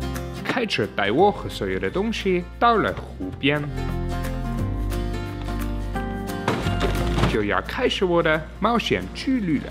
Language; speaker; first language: Chinese; native; Chinese